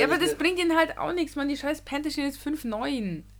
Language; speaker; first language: German; native; German